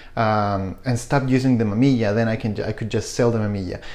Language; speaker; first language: English; non-native, fluent; Spanish